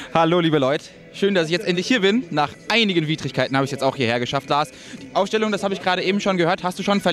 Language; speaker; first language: German; native; German